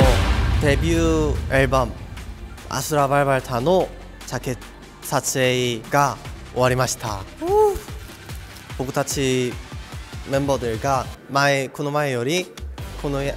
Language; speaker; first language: Japanese; non-native, learner; Korean